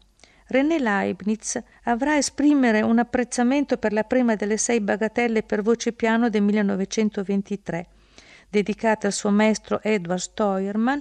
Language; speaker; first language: Italian; native; Italian